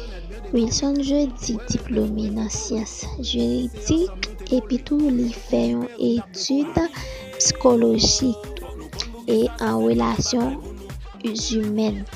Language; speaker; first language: French; non-native, learner; Haitian Creole